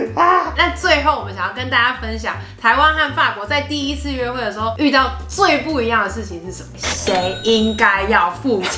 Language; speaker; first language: Chinese; native; Chinese